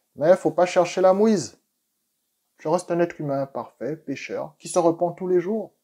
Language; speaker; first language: French; native; French